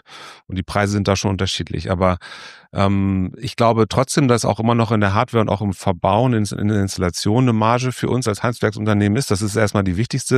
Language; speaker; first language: German; native; German